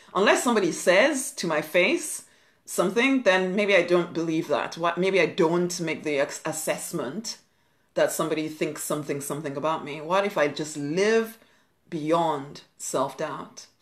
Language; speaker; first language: English; native; English